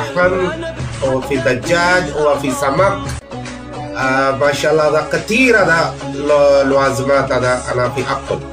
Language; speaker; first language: Arabic; non-native, learner; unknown